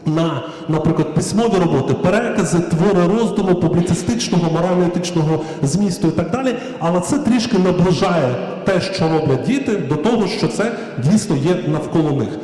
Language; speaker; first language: Ukrainian; native; Ukrainian